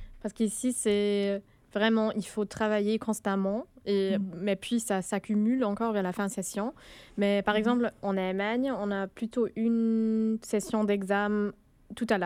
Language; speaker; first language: French; non-native, fluent; German